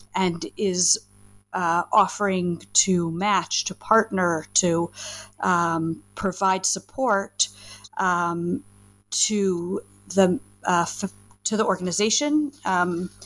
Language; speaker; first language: English; native; English